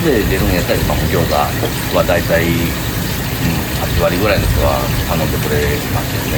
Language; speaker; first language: Japanese; native; Japanese